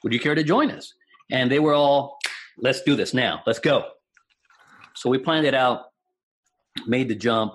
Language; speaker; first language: English; non-native, fluent; Spanish